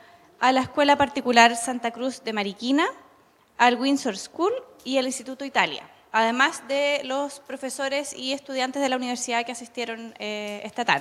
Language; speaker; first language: Spanish; native; Spanish